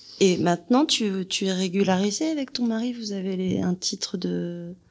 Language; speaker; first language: French; native; French